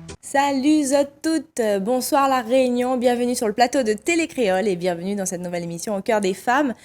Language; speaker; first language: French; native; French